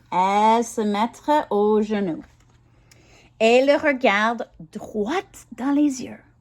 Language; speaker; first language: French; non-native, learner; English